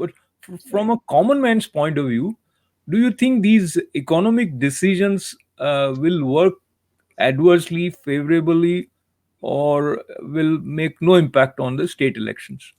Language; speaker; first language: English; non-native, local second language; Hindi